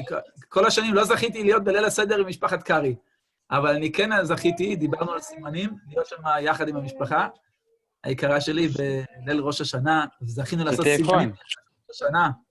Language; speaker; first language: Hebrew; non-native, fluent; English